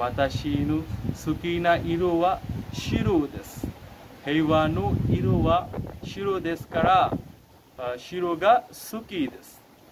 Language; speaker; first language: Japanese; non-native, learner; Bangla